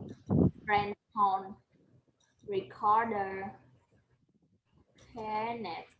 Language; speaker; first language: English; non-native, learner; Vietnamese